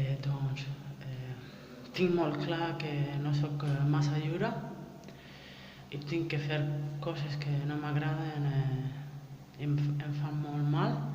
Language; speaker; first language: Catalan; non-native, learner; French